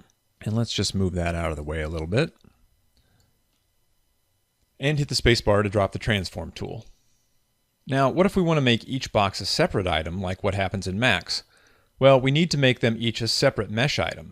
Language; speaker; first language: English; native; English